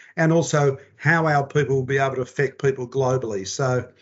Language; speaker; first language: English; native; English